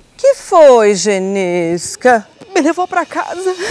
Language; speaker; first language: Portuguese; non-native, fluent; Greek